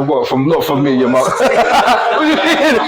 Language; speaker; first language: English; native; English